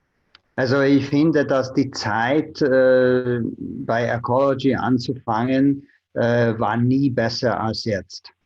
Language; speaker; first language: German; non-native, fluent; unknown